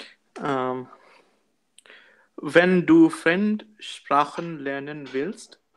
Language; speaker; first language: German; non-native, learner; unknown